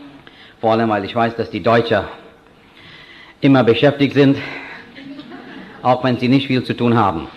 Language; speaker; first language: German; non-native, fluent; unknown